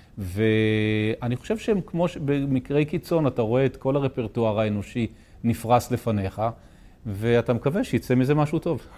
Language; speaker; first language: Hebrew; native; Hebrew